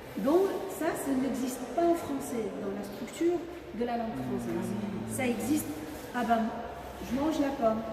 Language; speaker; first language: French; non-native, local second language; Arabic